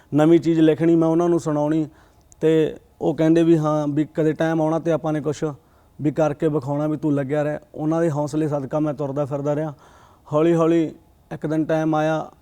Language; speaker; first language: Punjabi; native; Punjabi